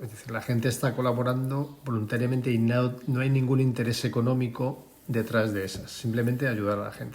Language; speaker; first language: Spanish; native; Spanish